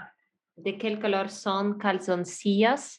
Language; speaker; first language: Spanish; non-native, learner; Russian